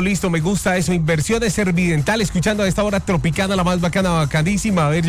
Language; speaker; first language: Spanish; native; Spanish